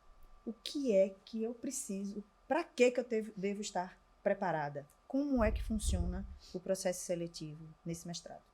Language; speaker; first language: Portuguese; native; Portuguese